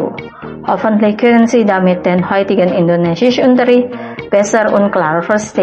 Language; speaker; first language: German; non-native, fluent; Indonesian